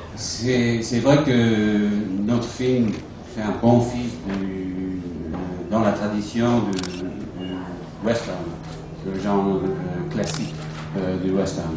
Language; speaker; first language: French; non-native, fluent; English